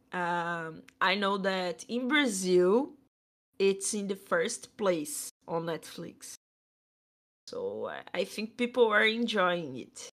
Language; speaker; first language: English; non-native, fluent; Portuguese